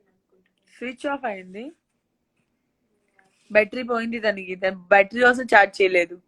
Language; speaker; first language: Telugu; non-native, learner; Gujarati